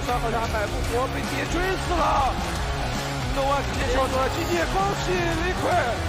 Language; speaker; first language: Chinese; native; Chinese